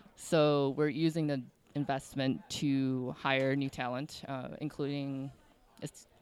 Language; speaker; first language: English; native; English